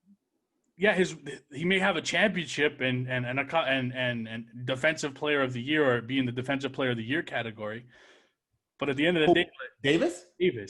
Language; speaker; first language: English; native; English